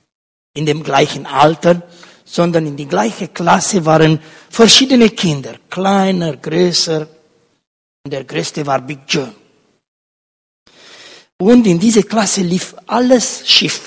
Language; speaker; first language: German; non-native, fluent; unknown